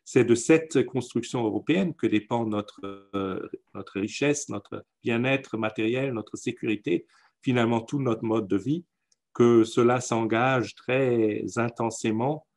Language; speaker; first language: French; non-native, fluent; German